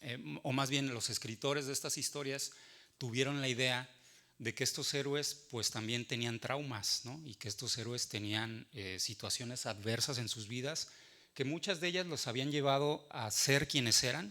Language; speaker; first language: Spanish; native; Spanish